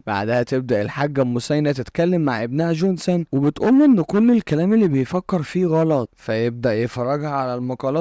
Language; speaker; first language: Arabic; native; Arabic